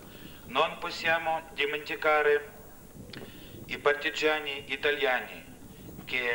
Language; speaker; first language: Italian; non-native, fluent; Russian